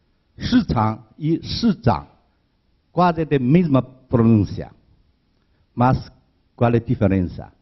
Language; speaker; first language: Portuguese; non-native, learner; Chinese